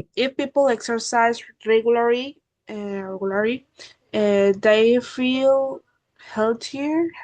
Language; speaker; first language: English; non-native, learner; Spanish